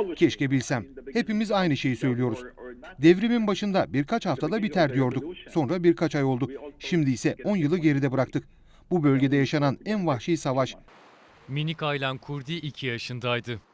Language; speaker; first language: Turkish; non-native, fluent; Arabic